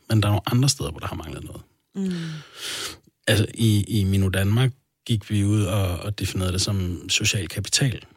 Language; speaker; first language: Danish; early bilingual, other home language; Arabic